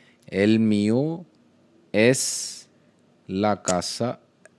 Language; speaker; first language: Spanish; non-native, learner; Hindi